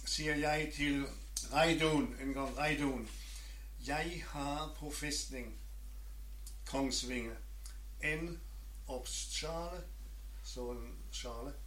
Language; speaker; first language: Danish; non-native, learner; German